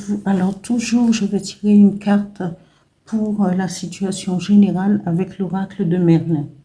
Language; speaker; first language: French; native; French